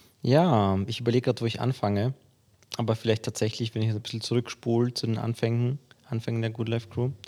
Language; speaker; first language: German; early bilingual, other home language; Polish